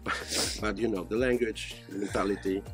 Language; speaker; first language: English; non-native, fluent; Polish